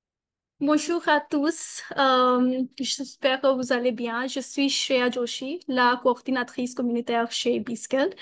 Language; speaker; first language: French; non-native, learner; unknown